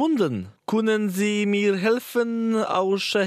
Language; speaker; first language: German; non-native, learner; Norwegian